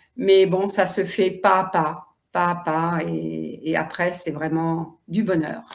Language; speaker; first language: French; native; French